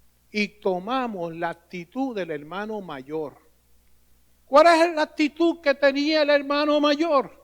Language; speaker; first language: Spanish; native; Spanish